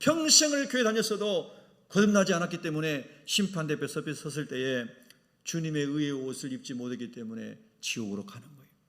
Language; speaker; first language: Korean; native; Korean